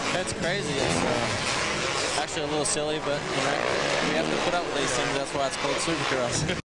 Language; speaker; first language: English; native; English